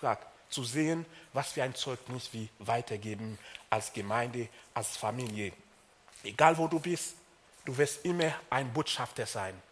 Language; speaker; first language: German; non-native, fluent; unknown